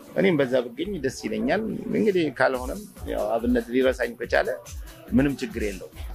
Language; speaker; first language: Amharic; native; Amharic